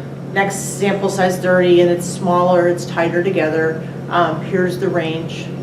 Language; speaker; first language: English; native; English